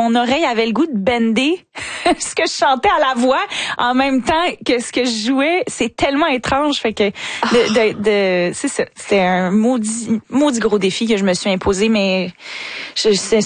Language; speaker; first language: French; native; French